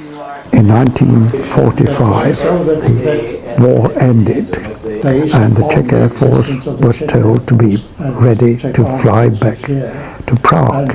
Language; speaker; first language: English; non-native, fluent; Czech